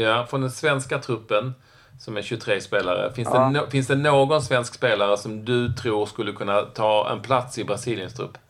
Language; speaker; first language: Swedish; native; Swedish